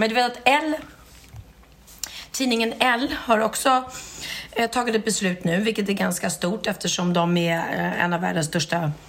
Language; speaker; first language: Swedish; native; Swedish